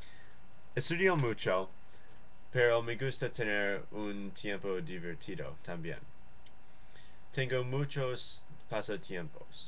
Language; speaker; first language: Spanish; non-native, learner; English